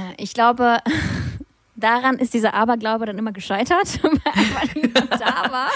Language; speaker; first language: German; early bilingual, other home language; Russian